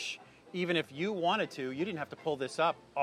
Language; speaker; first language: English; native; English